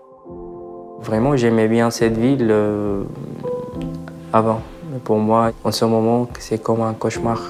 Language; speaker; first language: French; non-native, fluent; Arabic